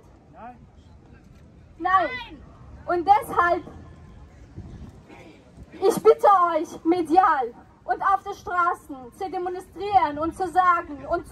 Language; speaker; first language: German; non-native, fluent; Persian